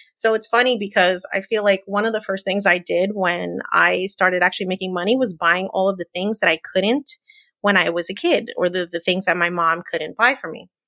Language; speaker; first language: English; early bilingual, other home language; Spanish